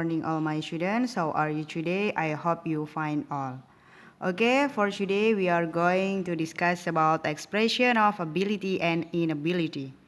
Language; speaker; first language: English; non-native, local second language; Indonesian